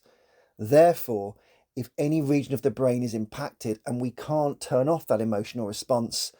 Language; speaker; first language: English; native; English